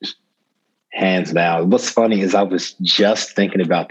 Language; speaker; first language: English; native; English